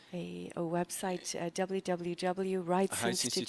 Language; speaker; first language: Portuguese; non-native, fluent; English